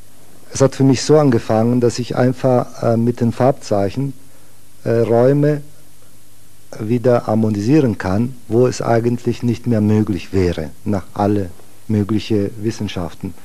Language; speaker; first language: German; non-native, fluent; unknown